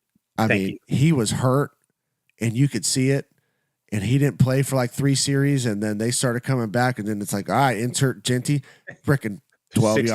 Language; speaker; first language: English; native; English